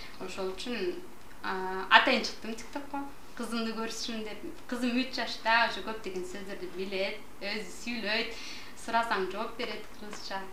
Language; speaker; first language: Kyrgyz; non-native, local second language; Russian